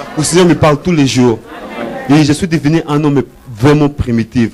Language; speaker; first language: French; non-native, learner; Portuguese